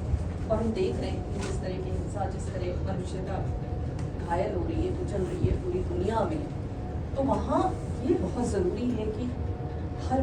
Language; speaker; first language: Hindi; native; Hindi